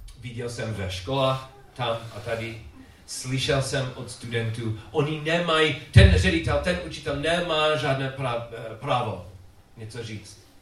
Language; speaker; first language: Czech; non-native, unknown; English